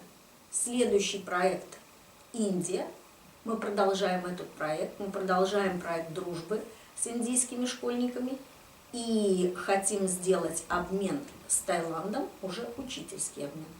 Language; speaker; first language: Russian; native; Russian